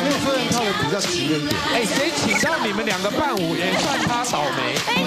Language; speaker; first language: Chinese; native; Chinese